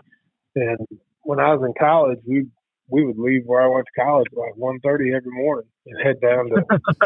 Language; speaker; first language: English; native; English